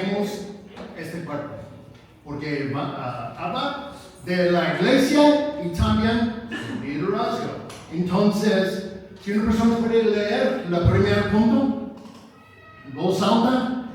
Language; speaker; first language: Spanish; non-native, fluent; English